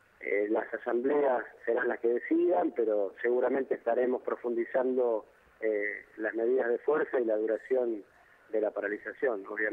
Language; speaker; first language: Spanish; native; Spanish